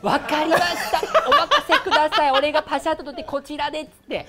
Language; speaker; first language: Japanese; native; Japanese